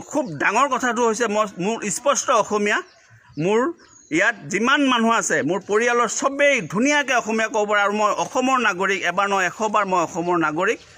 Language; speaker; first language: Assamese; non-native, local second language; Bangla